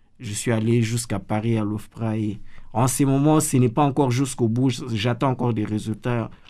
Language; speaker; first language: French; non-native, local second language; Lingala